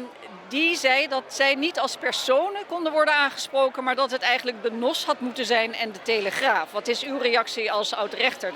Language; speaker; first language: Dutch; native; Dutch